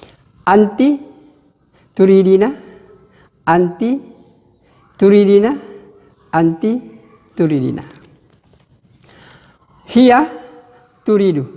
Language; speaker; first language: Arabic; non-native, fluent; Indonesian